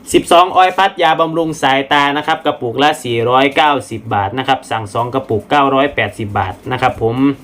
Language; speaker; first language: Thai; native; Thai